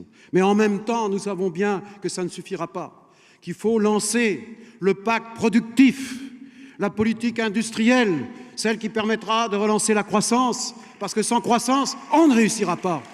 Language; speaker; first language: French; native; French